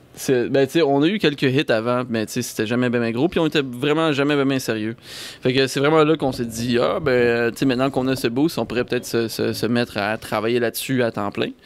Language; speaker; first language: French; native; French